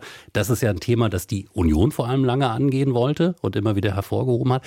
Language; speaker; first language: German; native; German